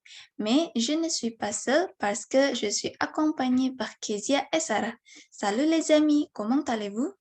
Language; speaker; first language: French; non-native, learner; Indonesian